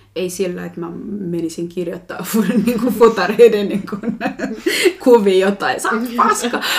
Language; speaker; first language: Finnish; early bilingual, other home language; Kinyarwanda